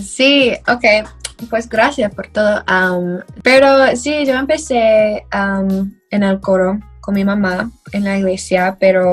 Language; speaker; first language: Spanish; non-native, learner; English